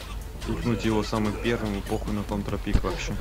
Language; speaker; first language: Russian; native; Russian